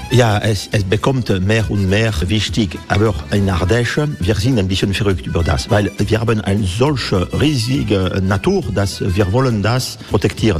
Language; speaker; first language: German; non-native, fluent; French